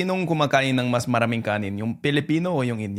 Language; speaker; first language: Filipino; non-native, fluent; English